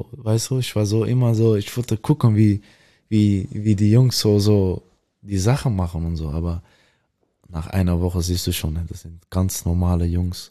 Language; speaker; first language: German; non-native, learner; Dutch